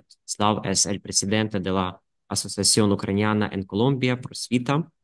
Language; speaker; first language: Spanish; non-native, fluent; Ukrainian